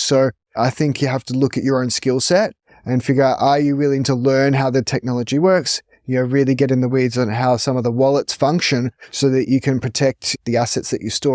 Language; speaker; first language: English; native; English